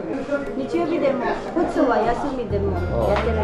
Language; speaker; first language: Japanese; non-native, learner; Filipino